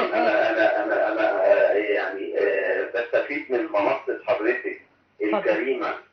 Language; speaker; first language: Arabic; native; Arabic